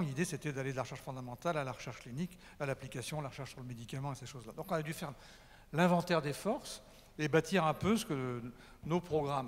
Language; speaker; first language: French; native; French